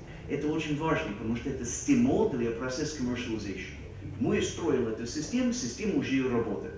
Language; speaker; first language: Russian; non-native, fluent; English